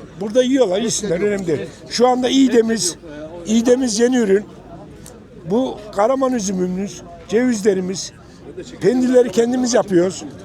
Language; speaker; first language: Turkish; native; Turkish